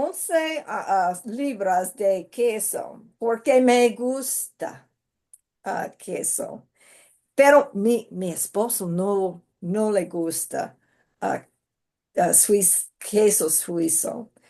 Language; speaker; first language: Spanish; non-native, learner; English